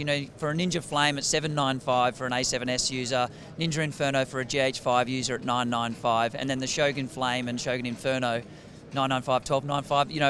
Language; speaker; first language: English; native; English